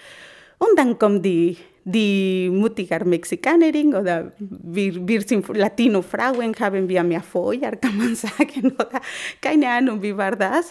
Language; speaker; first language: German; non-native, learner; Spanish